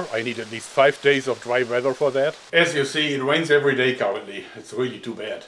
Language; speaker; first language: English; non-native, fluent; German